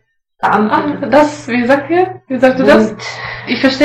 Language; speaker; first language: German; non-native, learner; Russian